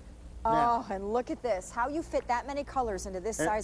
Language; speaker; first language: English; native; English